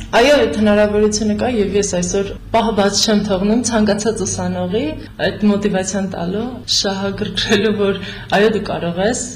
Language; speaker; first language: Armenian; native; Armenian